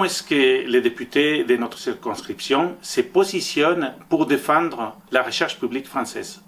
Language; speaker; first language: French; non-native, fluent; Spanish